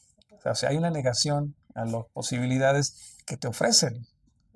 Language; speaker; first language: Spanish; native; Spanish